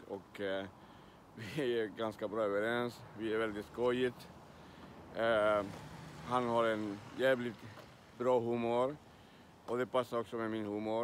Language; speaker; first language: Swedish; non-native, learner; Spanish